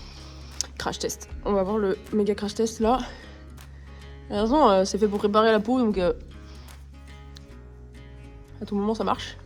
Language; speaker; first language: French; native; French